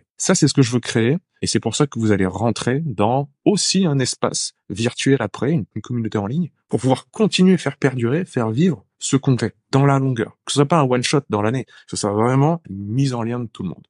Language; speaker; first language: French; native; French